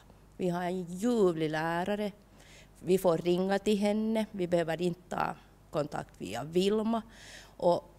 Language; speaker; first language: Swedish; non-native, local second language; Finnish